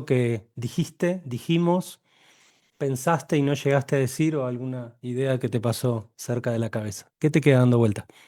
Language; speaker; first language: Spanish; native; Spanish